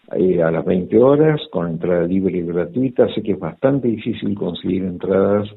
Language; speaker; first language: Spanish; native; Spanish